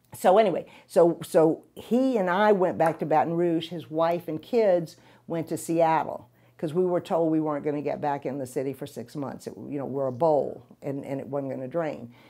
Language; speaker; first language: English; native; English